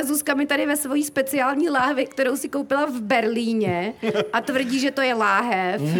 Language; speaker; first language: Czech; native; Czech